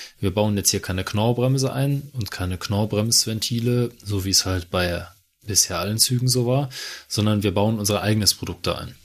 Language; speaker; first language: German; native; German